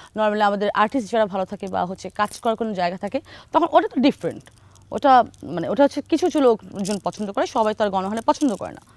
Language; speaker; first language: Bangla; native; Bangla